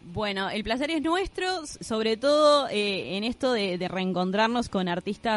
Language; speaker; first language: Spanish; native; Spanish